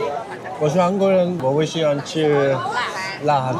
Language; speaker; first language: Chinese; non-native, learner; Korean